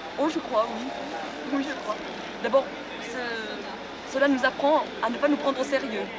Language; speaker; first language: French; native; French